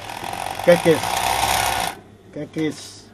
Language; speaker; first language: Dutch; non-native, learner; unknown